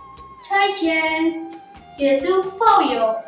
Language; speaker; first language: Chinese; non-native, learner; Indonesian